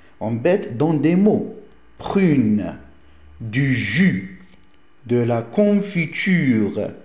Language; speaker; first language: French; non-native, local second language; Arabic